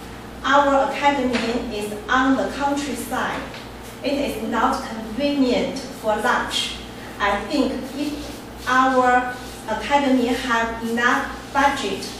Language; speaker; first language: English; non-native, learner; Chinese